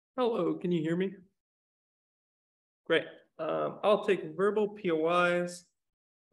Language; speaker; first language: English; native; English